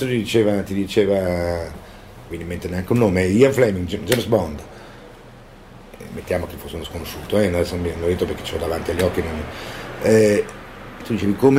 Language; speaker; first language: Italian; native; Italian